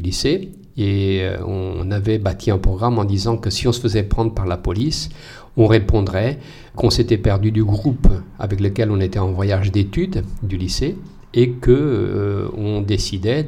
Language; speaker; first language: French; non-native, fluent; Portuguese